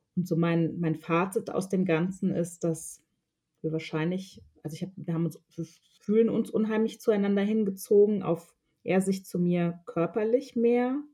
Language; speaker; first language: German; native; German